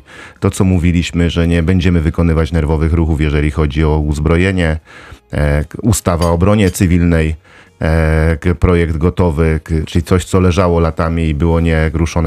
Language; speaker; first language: Polish; native; Polish